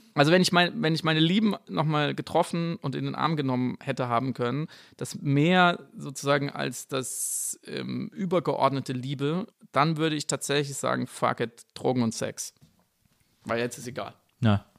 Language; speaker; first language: German; native; German